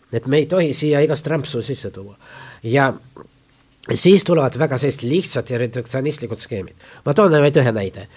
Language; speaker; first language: Estonian; non-native, local second language; Russian